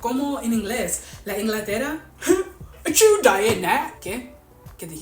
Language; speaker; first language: Spanish; non-native, learner; English